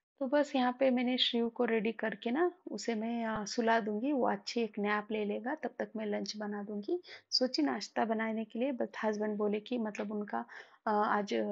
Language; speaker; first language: Hindi; non-native, local second language; Marathi